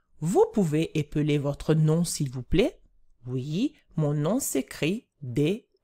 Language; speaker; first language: French; non-native, fluent; Italian